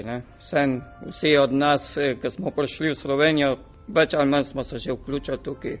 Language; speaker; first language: Slovenian; early bilingual, heritage; Slovenian